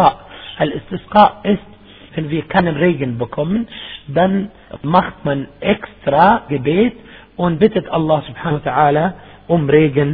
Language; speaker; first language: German; non-native, fluent; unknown